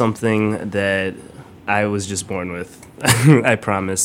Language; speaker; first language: English; native; English